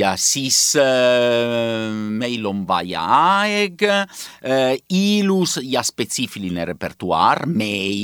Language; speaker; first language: Estonian; non-native, learner; Italian